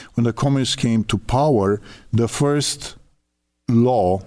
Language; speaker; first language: English; non-native, fluent; Romanian